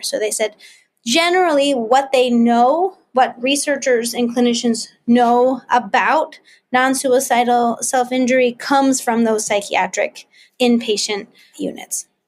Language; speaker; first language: English; native; English